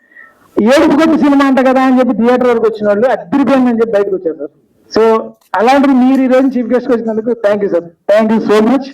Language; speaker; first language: Telugu; native; Telugu